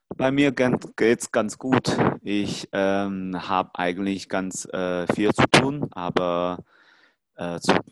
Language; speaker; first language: German; non-native, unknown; Chinese